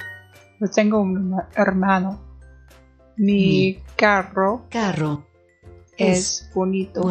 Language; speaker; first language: Spanish; non-native, learner; English